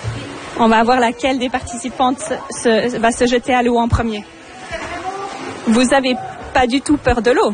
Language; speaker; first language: French; native; French